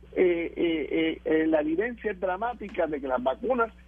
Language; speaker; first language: Spanish; native; Spanish